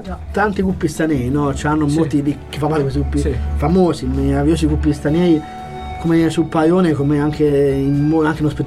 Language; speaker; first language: Italian; native; Italian